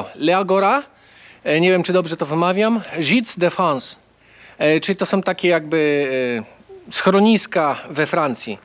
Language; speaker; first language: Polish; native; Polish